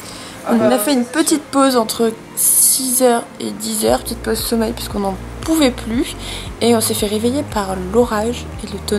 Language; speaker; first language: French; native; French